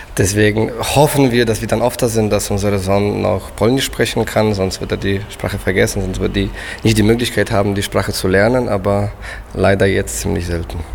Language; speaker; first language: German; non-native, fluent; Polish